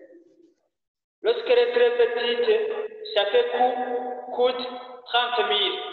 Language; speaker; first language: French; non-native, learner; Rundi